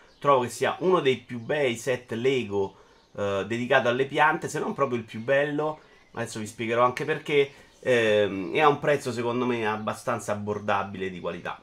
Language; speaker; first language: Italian; native; Italian